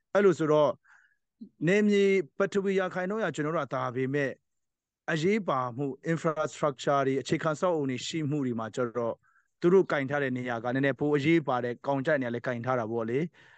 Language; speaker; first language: Burmese; non-native, local second language; Hakha Chin